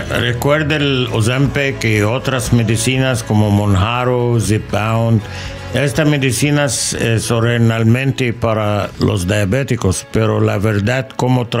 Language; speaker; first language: Spanish; non-native, learner; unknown